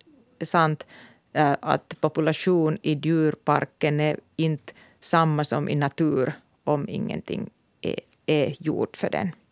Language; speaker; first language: Swedish; non-native, local second language; Finnish